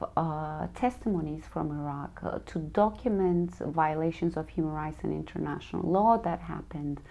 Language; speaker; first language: English; non-native, fluent; Turkish